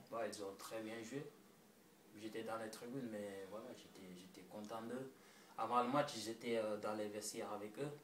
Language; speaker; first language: French; non-native, local second language; Wolof